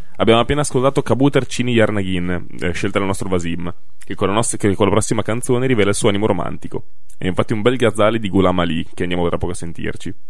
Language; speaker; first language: Italian; native; Italian